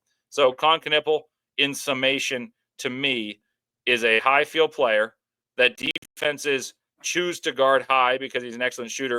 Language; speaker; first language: English; native; English